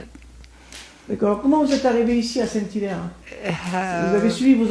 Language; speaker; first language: French; native; French